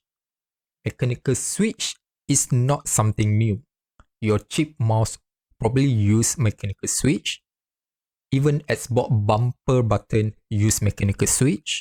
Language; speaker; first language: English; non-native, fluent; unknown